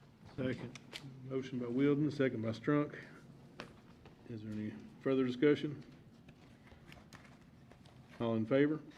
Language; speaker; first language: English; native; English